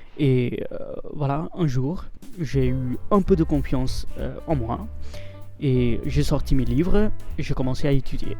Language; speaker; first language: French; non-native, fluent; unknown